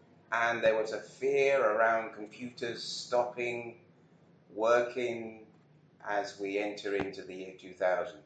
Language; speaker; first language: English; native; English